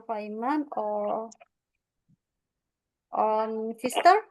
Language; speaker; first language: English; non-native, learner; Indonesian